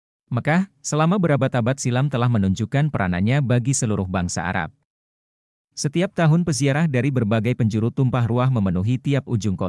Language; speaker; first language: Indonesian; native; Indonesian